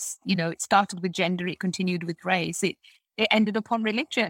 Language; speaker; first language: English; native; English